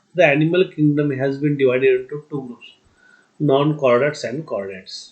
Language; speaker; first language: English; non-native, local second language; Marathi